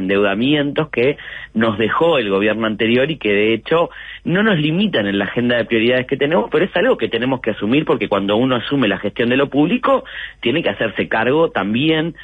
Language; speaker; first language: Spanish; native; Spanish